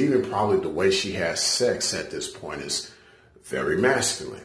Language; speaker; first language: English; native; English